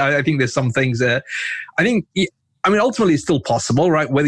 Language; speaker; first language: English; native; English